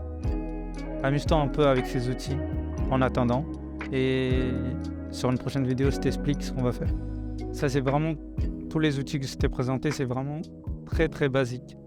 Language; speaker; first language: French; native; French